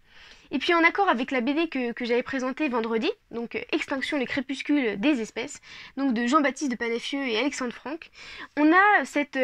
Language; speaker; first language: French; native; French